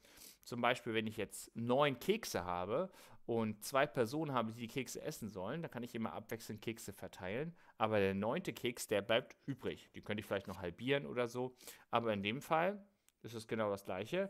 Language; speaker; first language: German; native; German